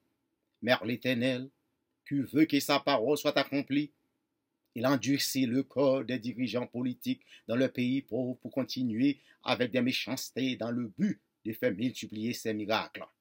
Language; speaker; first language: French; non-native, local second language; Haitian Creole